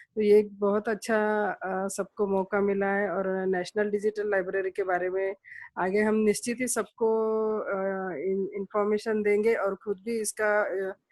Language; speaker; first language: Hindi; non-native, local second language; Marathi